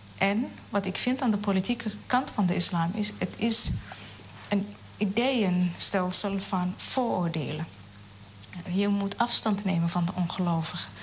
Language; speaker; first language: Dutch; non-native, fluent; Somali